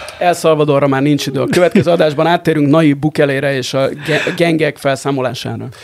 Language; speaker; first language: Hungarian; native; Hungarian